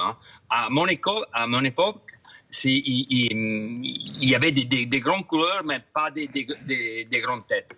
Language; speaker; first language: French; non-native, fluent; Italian